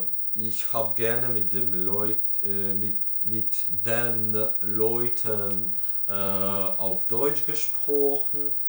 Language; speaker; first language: German; non-native, learner; Ukrainian